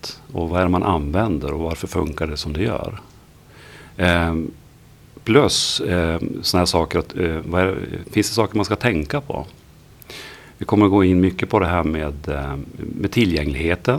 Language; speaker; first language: Swedish; native; Swedish